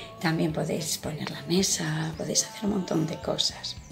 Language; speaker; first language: Spanish; native; Spanish